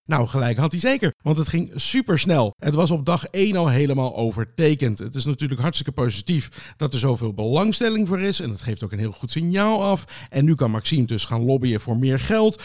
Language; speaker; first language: Dutch; native; Dutch